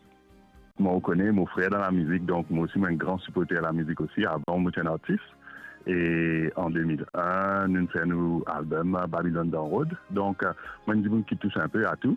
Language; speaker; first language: French; non-native, local second language; Morisyen